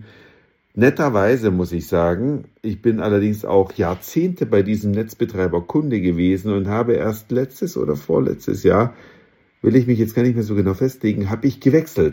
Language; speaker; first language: German; native; German